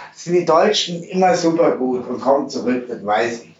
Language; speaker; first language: German; native; German